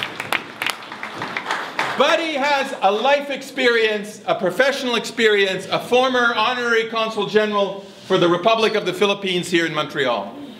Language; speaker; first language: English; native; English